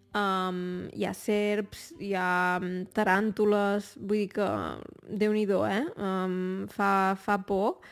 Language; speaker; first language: Catalan; native; Catalan